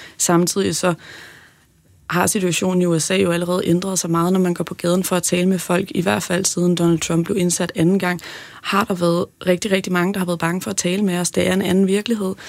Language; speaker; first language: Danish; native; Danish